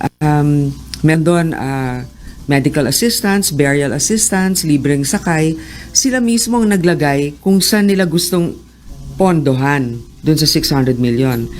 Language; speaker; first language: Filipino; native; Filipino